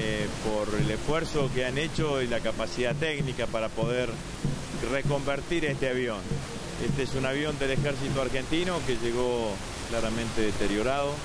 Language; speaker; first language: Spanish; native; Spanish